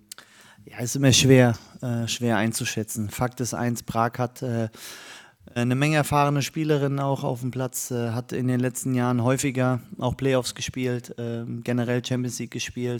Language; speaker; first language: German; native; German